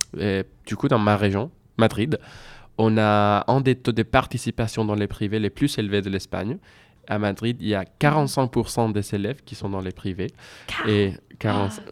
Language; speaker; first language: French; non-native, fluent; Spanish